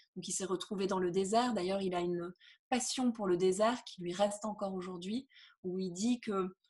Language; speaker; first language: French; native; French